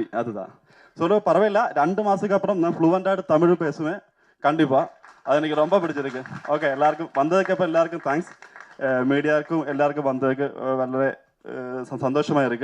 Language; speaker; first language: Tamil; non-native, learner; Malayalam